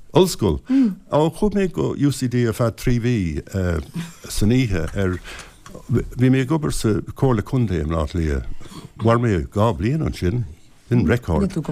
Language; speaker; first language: Irish; non-native, local second language; English